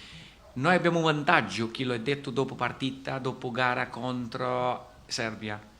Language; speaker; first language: Italian; non-native, fluent; Portuguese